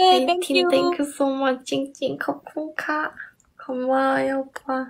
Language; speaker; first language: English; non-native, learner; Korean